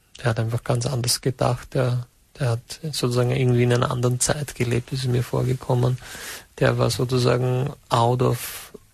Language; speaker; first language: German; native; German